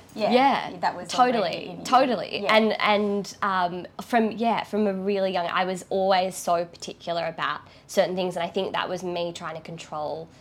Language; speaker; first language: English; native; English